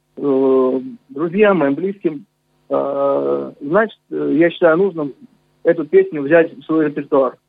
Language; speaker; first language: Russian; native; Russian